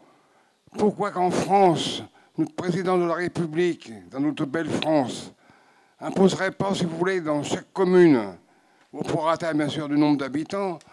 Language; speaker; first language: French; native; French